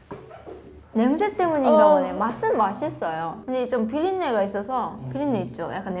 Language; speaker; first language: Korean; non-native, fluent; Japanese